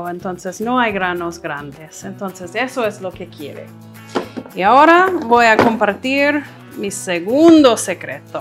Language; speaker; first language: Spanish; non-native, fluent; English